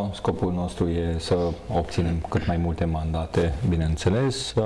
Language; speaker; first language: Romanian; non-native, local second language; Hungarian